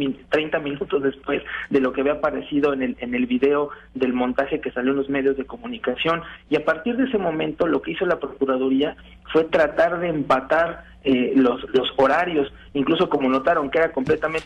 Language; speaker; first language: Spanish; native; Spanish